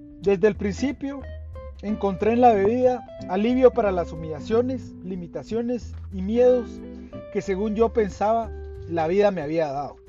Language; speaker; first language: Spanish; native; Spanish